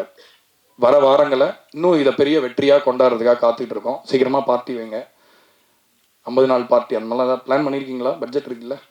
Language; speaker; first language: Tamil; native; Tamil